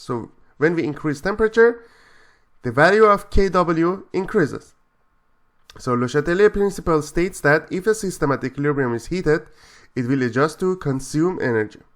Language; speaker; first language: English; non-native, fluent; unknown